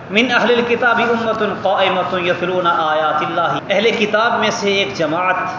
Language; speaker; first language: Urdu; non-native, local second language; Punjabi